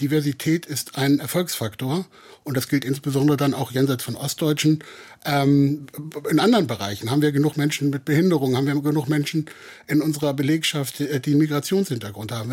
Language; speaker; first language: German; native; German